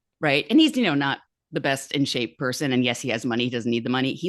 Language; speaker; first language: English; native; English